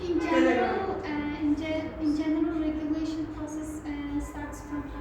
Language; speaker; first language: English; non-native, learner; Uzbek